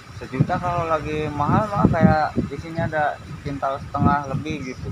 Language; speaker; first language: Indonesian; non-native, local second language; Sundanese